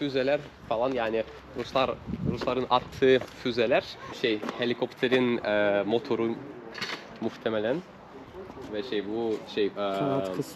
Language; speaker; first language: Turkish; non-native, fluent; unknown